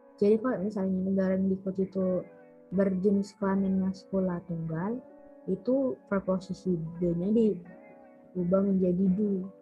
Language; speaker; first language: Indonesian; native; Indonesian